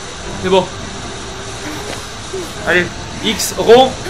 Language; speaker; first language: French; native; French